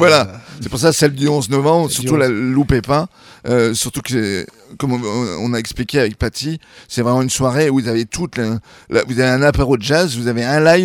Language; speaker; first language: French; native; French